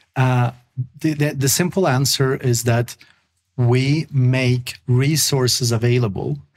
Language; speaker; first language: English; non-native, fluent; Swedish